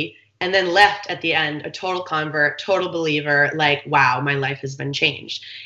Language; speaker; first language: English; native; English